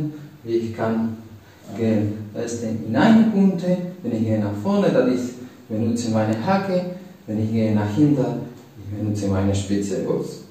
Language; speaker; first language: German; non-native, learner; Spanish